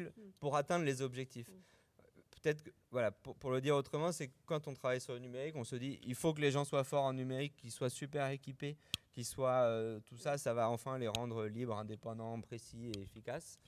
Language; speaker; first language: French; native; French